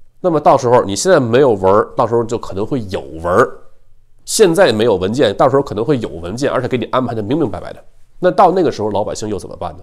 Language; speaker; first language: Chinese; native; Chinese